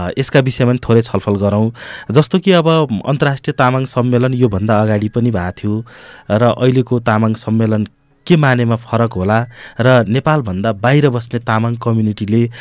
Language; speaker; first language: Nepali; native; Nepali